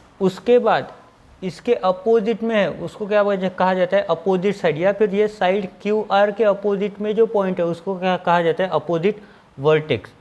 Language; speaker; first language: Hindi; non-native, local second language; Marathi